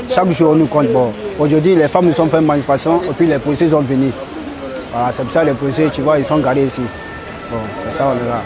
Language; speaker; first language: French; non-native, local second language; Dyula